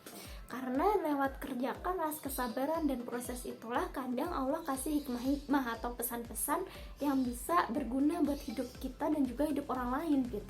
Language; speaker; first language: Indonesian; native; Indonesian